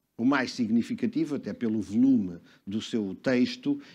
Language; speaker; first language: Portuguese; native; Portuguese